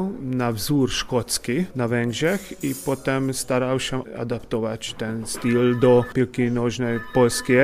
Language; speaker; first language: Polish; non-native, fluent; Hungarian